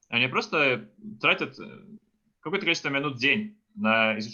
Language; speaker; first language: Russian; native; Russian